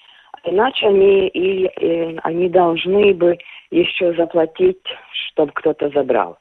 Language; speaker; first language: Russian; non-native, local second language; Latvian